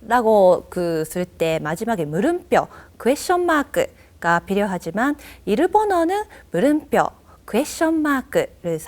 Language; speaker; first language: Korean; non-native, fluent; Japanese